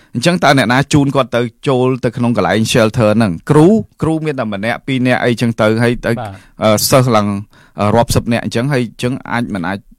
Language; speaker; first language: Khmer; native; Khmer